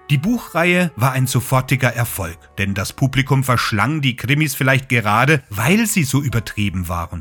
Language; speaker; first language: German; native; German